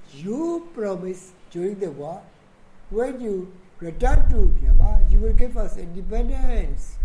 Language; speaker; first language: English; non-native, fluent; Burmese